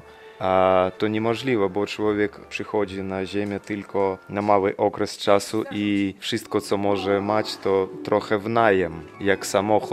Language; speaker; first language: Polish; non-native, learner; Russian